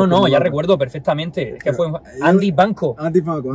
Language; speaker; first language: Spanish; native; Spanish